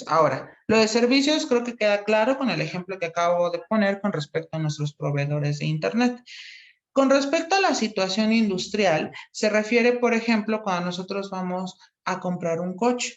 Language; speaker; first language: Spanish; native; Spanish